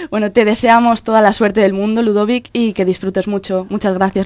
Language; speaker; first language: Spanish; native; Spanish